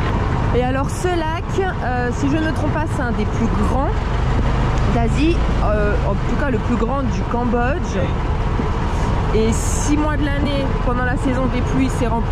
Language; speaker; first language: French; native; French